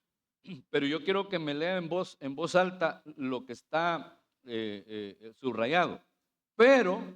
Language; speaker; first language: Spanish; native; Spanish